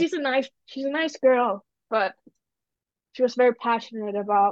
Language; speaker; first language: English; non-native, fluent; Danish